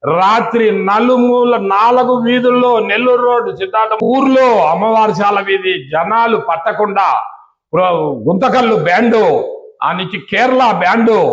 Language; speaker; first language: Telugu; native; Telugu